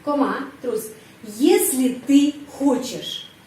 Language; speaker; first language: Russian; non-native, fluent; Indonesian